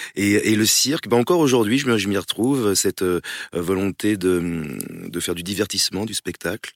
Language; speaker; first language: French; native; French